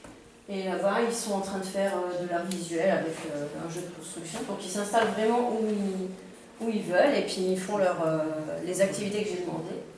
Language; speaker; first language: French; native; French